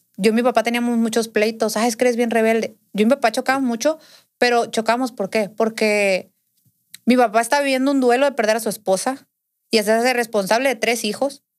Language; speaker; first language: Spanish; native; Spanish